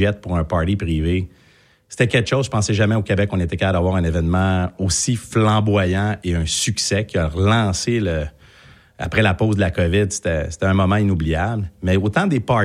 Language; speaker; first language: French; native; French